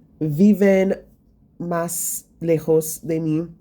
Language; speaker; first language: Spanish; non-native, learner; English